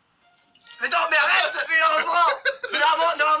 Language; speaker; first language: French; native; French